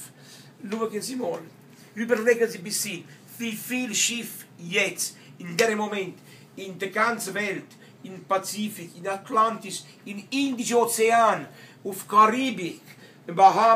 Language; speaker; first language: German; non-native, learner; Italian